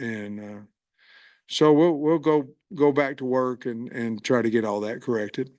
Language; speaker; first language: English; native; English